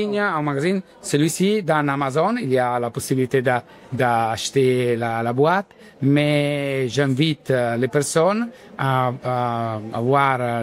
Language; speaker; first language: French; non-native, learner; Italian